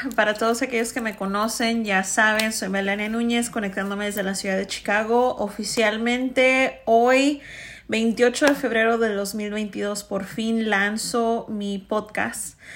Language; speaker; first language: Spanish; early bilingual, heritage; Spanish